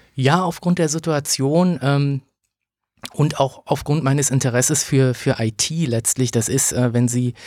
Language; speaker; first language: German; native; German